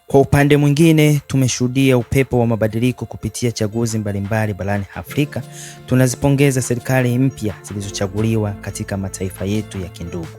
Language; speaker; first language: Swahili; native; Swahili